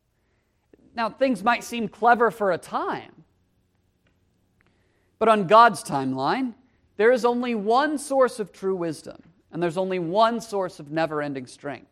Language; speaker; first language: English; native; English